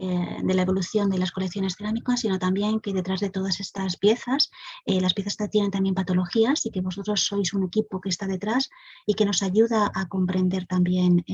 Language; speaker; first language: Spanish; native; Spanish